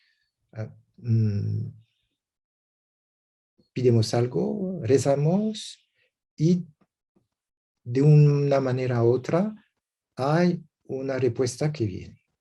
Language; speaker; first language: Spanish; non-native, learner; French